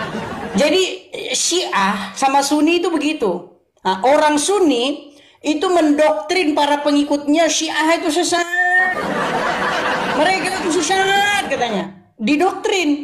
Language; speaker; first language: Indonesian; native; Indonesian